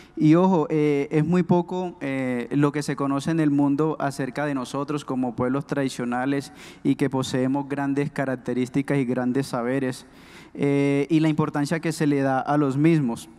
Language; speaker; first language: Spanish; non-native, local second language; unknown